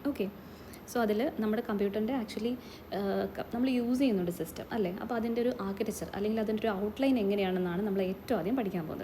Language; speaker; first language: Malayalam; native; Malayalam